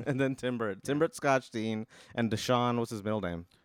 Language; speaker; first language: English; native; English